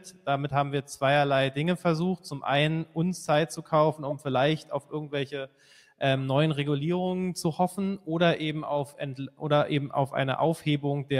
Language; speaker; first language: German; native; German